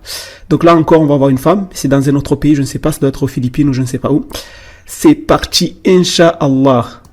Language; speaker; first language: French; native; French